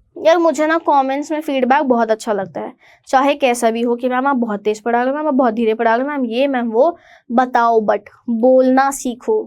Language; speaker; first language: Hindi; native; Hindi